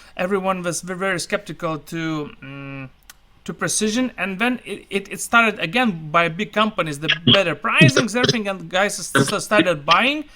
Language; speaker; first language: English; non-native, fluent; Lithuanian